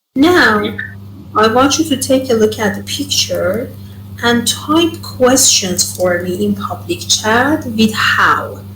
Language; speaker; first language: English; non-native, fluent; Persian